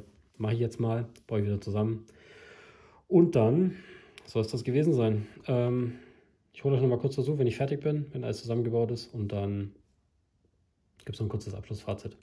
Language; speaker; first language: German; native; German